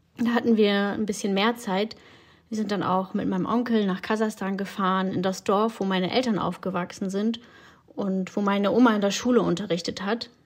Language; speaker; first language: German; early bilingual, other home language; Russian